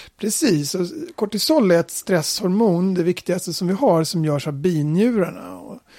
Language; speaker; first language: Swedish; native; Swedish